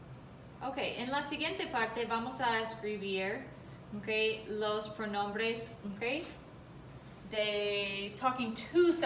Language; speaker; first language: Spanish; non-native, fluent; English